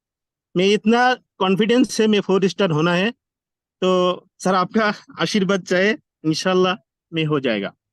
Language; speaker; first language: Hindi; non-native, learner; Bangla